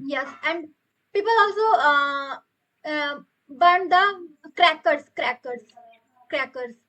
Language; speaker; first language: English; non-native, local second language; Hindi